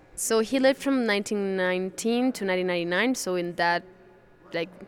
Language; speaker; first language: English; non-native, fluent; Spanish